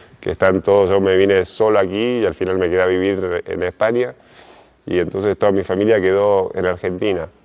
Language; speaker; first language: Spanish; native; Spanish